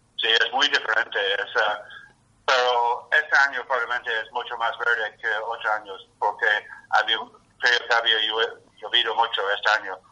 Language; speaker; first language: Spanish; non-native, learner; English